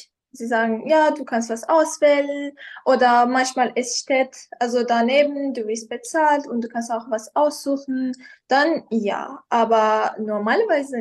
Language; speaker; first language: German; non-native, fluent; Persian